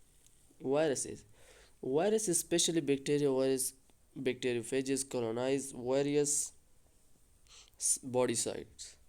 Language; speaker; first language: English; non-native, local second language; Urdu